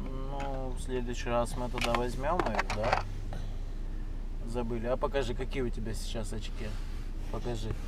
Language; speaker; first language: Russian; native; Russian